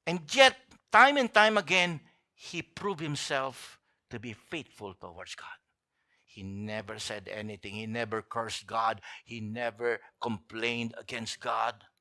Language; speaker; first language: English; non-native, local second language; Filipino